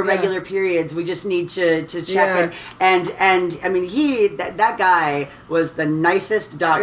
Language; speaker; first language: English; native; English